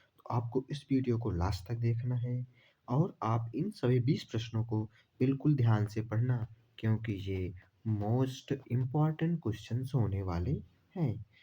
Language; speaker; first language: Hindi; native; Hindi